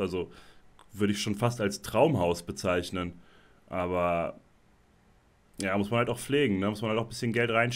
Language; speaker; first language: German; native; German